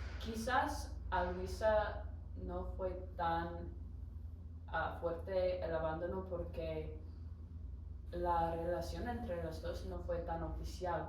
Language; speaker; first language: Spanish; non-native, learner; English